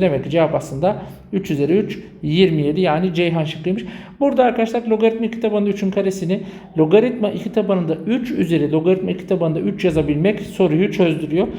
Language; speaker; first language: Turkish; native; Turkish